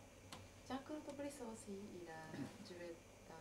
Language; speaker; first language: French; non-native, learner; Japanese